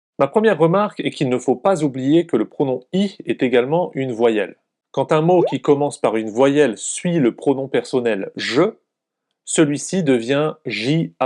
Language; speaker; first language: French; native; French